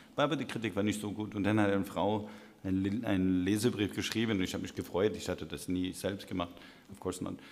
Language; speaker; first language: German; non-native, fluent; English